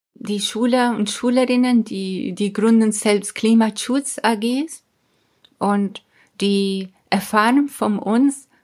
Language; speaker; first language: German; non-native, fluent; Spanish